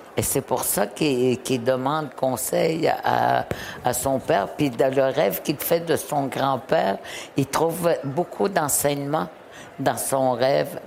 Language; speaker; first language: French; non-native, local second language; Innu-aimun